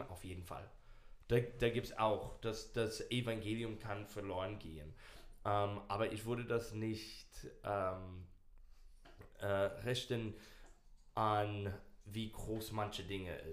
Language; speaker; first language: German; non-native, learner; English